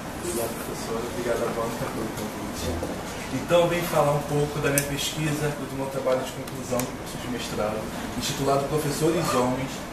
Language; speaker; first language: Portuguese; native; Portuguese